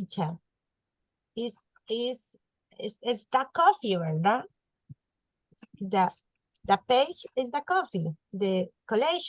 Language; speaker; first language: English; non-native, learner; Spanish